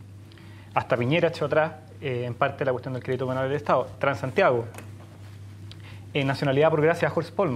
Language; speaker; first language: Spanish; native; Spanish